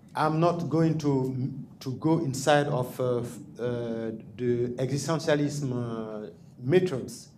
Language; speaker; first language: English; non-native, fluent; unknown